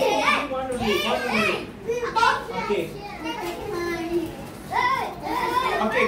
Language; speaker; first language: English; non-native, local second language; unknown